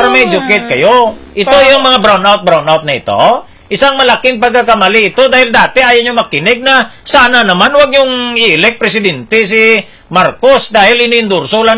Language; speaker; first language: Filipino; non-native, local second language; Hiligaynon